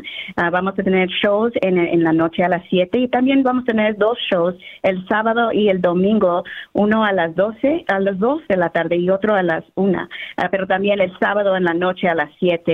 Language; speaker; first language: Spanish; early bilingual, heritage; Spanish